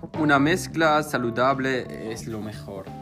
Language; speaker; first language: Spanish; non-native, learner; German